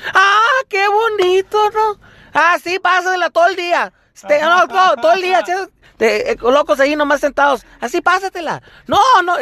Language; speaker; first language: Spanish; early bilingual, other home language; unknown